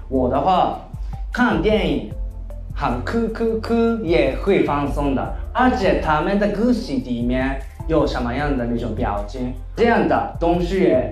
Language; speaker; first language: Chinese; non-native, fluent; Japanese